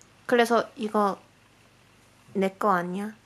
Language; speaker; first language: Korean; non-native, fluent; Chinese